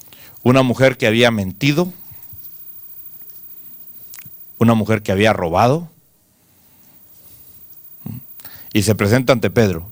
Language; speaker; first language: Spanish; native; Spanish